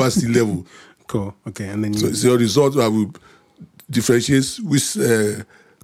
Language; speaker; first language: English; non-native, local second language; Yoruba